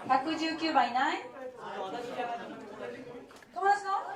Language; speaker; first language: Japanese; non-native, fluent; Bangla